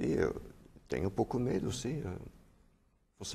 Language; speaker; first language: Portuguese; non-native, fluent; Dutch